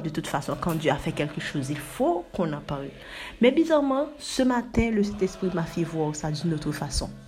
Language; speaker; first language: French; non-native, local second language; Haitian Creole